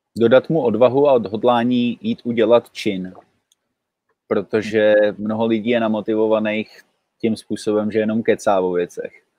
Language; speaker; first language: Czech; native; Czech